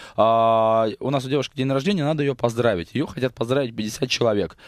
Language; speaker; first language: Russian; native; Russian